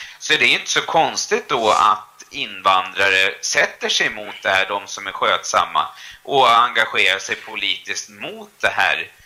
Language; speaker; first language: Swedish; native; Swedish